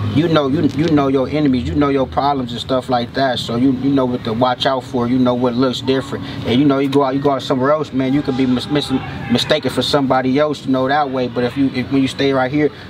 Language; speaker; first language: English; native; English